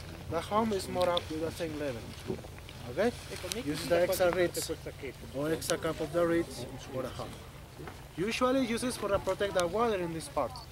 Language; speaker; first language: English; non-native, learner; Spanish